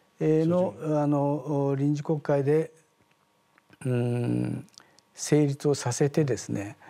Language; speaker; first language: Japanese; native; Japanese